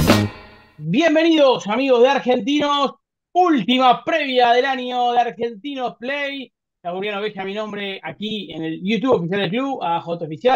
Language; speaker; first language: Spanish; native; Spanish